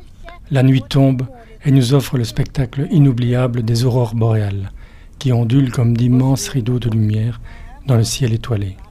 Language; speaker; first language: French; native; French